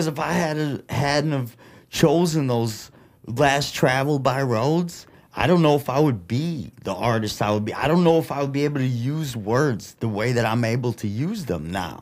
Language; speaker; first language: English; early bilingual, other home language; Russian